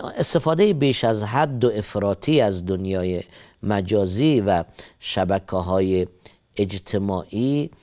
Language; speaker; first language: Persian; native; Persian